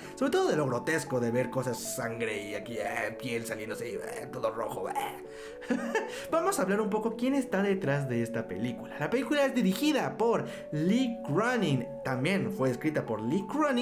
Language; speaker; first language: Spanish; native; Spanish